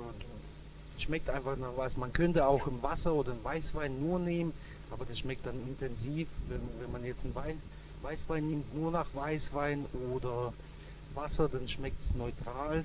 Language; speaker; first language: German; native; German